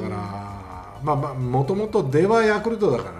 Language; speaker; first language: Japanese; native; Japanese